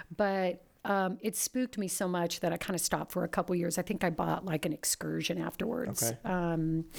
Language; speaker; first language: English; early bilingual, other home language; Italian